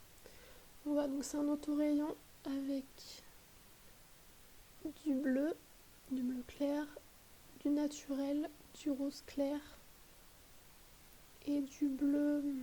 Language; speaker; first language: French; native; French